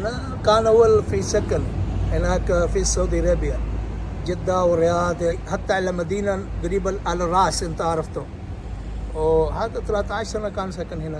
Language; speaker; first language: Arabic; non-native, learner; Urdu